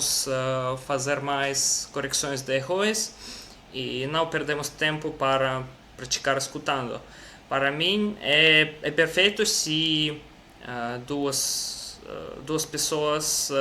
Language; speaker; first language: Portuguese; non-native, learner; Russian